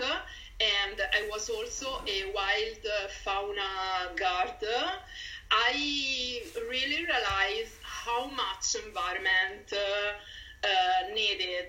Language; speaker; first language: English; non-native, fluent; Italian